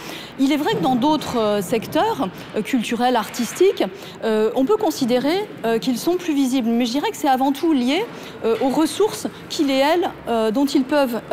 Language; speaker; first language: French; native; French